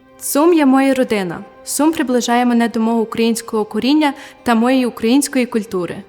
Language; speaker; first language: Ukrainian; early bilingual, heritage; Ukrainian